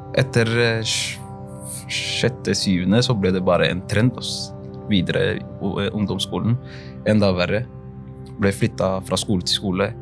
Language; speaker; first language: Norwegian; early bilingual, other home language; Somali